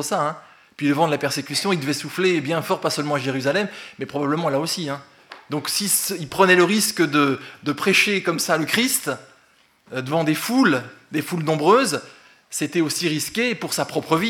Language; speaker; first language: French; native; French